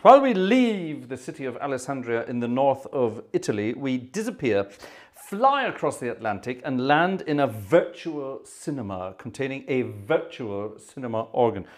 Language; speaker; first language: English; native; English